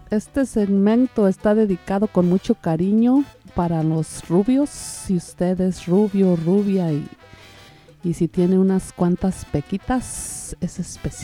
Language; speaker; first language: Spanish; native; Spanish